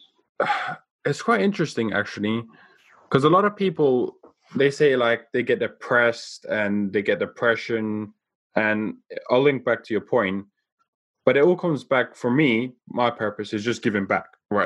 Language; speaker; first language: English; non-native, local second language; Afrikaans